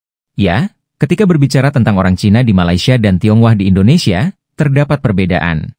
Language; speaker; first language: Indonesian; native; Indonesian